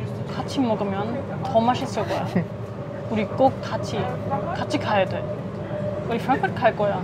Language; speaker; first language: Korean; non-native, fluent; German